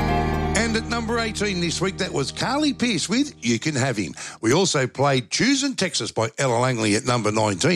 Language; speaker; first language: English; native; English